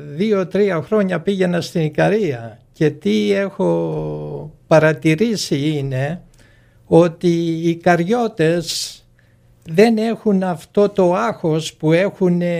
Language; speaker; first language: Greek; early bilingual, heritage; Greek